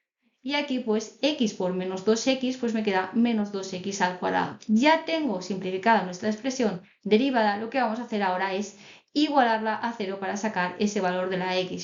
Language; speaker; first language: Spanish; native; Spanish